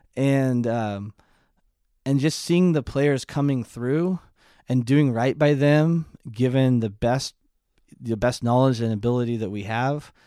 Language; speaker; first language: English; native; English